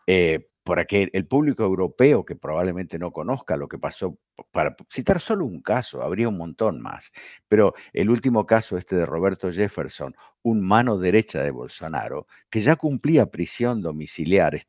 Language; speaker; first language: Spanish; native; Spanish